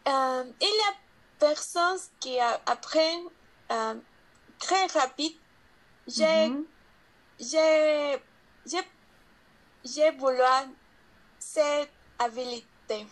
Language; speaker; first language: French; non-native, learner; Spanish